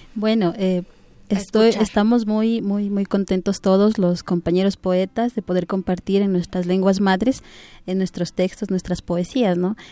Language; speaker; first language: Spanish; native; Spanish